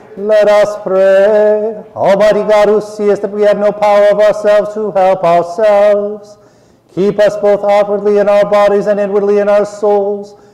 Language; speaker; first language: English; native; English